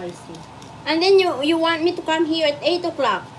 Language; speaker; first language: English; non-native, local second language; Filipino